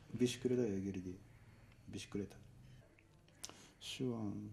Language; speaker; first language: Turkish; non-native, learner; Japanese